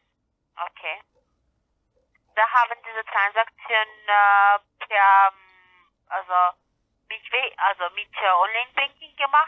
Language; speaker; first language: German; non-native, learner; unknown